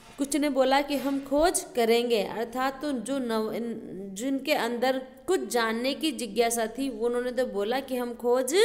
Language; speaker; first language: Hindi; native; Hindi